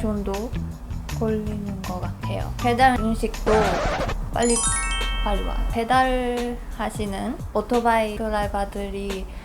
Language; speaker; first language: Korean; non-native, fluent; Japanese